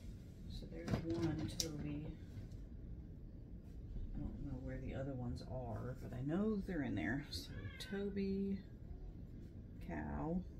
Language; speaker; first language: English; native; English